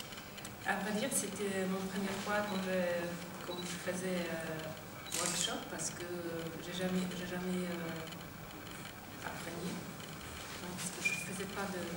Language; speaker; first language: French; non-native, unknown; Polish